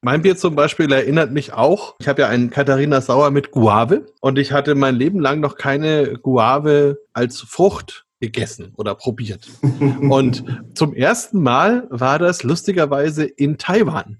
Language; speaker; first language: German; native; German